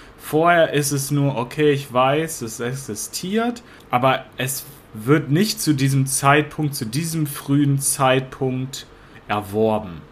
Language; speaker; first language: German; native; German